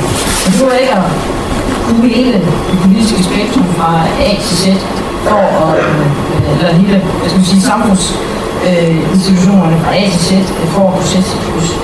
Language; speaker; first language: Danish; native; Danish